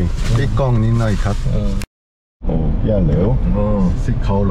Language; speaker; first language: Thai; non-native, learner; Korean